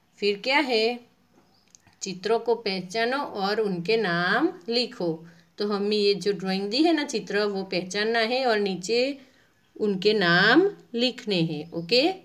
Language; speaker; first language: Hindi; non-native, local second language; Gujarati